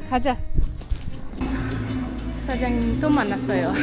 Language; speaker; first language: Korean; non-native, fluent; Uzbek